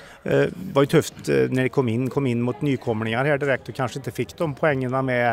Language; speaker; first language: Swedish; native; Swedish